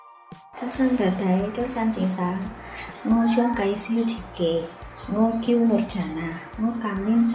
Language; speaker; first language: Cantonese; non-native, learner; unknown